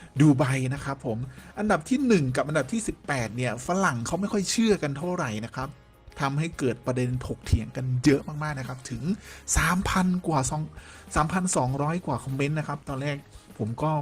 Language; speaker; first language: Thai; native; Thai